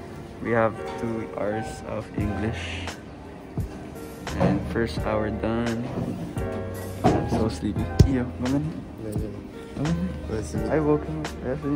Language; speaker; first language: English; non-native, fluent; Filipino